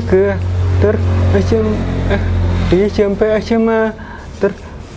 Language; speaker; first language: Indonesian; non-native, local second language; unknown